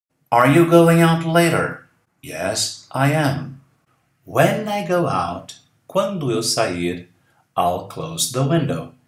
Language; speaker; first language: English; non-native, fluent; Portuguese